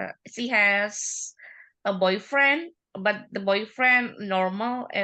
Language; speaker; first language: English; non-native, learner; Indonesian